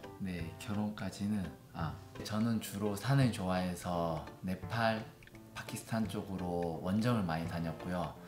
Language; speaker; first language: Korean; native; Korean